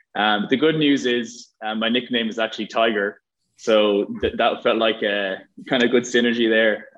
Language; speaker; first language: English; native; English